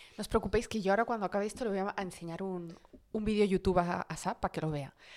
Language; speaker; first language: Spanish; early bilingual, other home language; Arabic